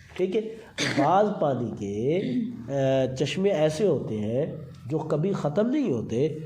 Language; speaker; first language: Urdu; non-native, local second language; Saraiki